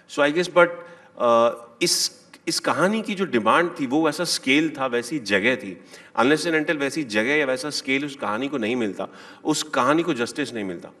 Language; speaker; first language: Hindi; native; Hindi